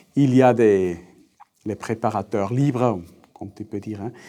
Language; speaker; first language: French; non-native, fluent; German